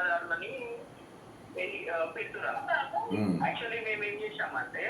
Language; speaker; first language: Telugu; native; Telugu